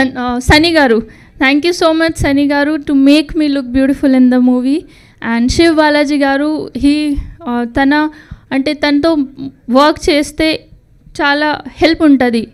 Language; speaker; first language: Telugu; non-native, learner; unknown